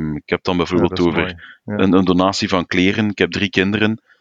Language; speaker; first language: Dutch; native; Dutch